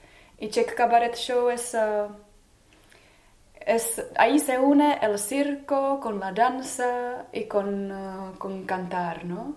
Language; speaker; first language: Spanish; non-native, fluent; Czech